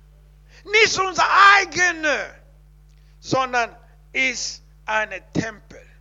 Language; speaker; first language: German; non-native, learner; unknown